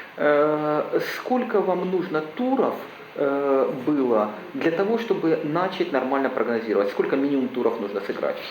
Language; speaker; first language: Russian; native; Russian